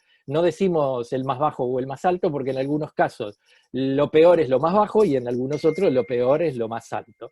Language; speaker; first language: Spanish; native; Spanish